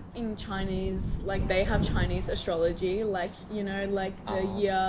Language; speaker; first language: English; non-native, fluent; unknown